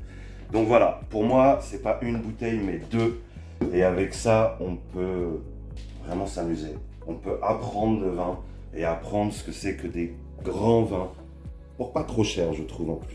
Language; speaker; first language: French; native; French